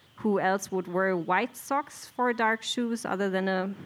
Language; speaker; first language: English; non-native, fluent; German